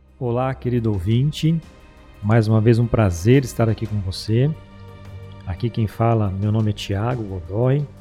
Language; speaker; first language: Portuguese; native; Portuguese